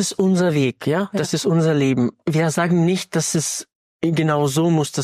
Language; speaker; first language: German; non-native, fluent; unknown